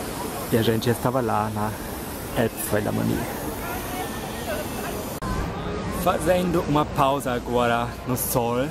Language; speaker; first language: Portuguese; non-native, fluent; German